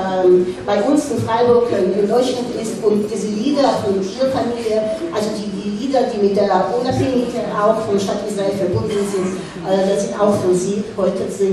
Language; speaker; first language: German; non-native, fluent; Russian